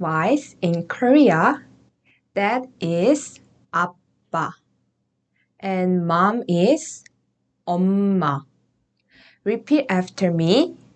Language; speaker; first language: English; non-native, fluent; Korean